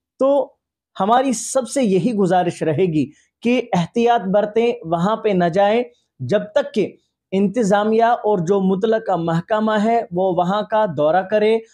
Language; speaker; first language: Urdu; non-native, local second language; Kashmiri